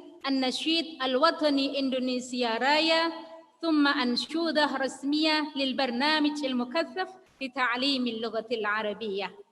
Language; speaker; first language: Arabic; non-native, fluent; Indonesian